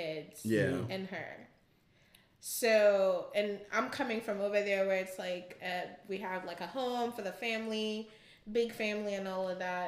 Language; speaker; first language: English; non-native, local second language; Ganda